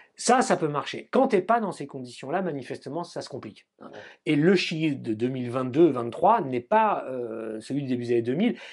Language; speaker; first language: French; native; French